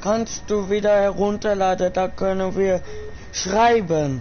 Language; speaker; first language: German; non-native, learner; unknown